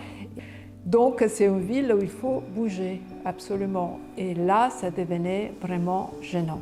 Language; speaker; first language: French; non-native, fluent; Italian